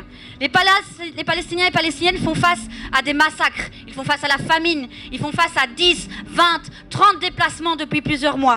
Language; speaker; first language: French; native; French